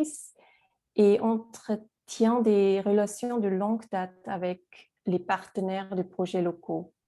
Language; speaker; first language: French; non-native, fluent; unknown